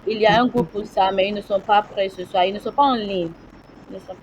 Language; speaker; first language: French; non-native, learner; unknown